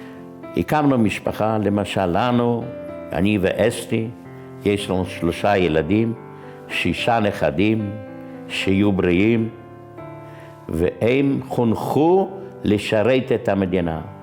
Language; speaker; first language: Hebrew; non-native, fluent; Yiddish